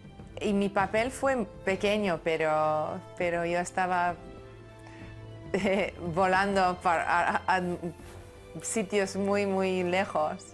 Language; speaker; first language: Spanish; non-native, fluent; English